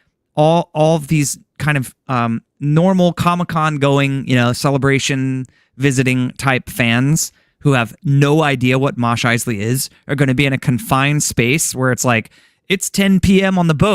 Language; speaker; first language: English; native; English